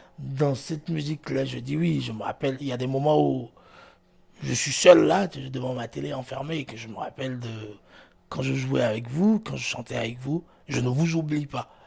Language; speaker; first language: French; non-native, local second language; Fon